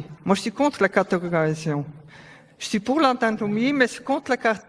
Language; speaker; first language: French; non-native, fluent; German